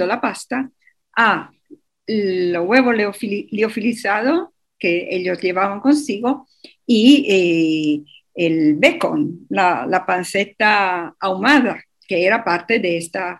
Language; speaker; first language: Spanish; non-native, fluent; Italian